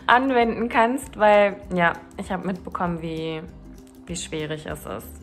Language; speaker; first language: German; early bilingual, other home language; Turkish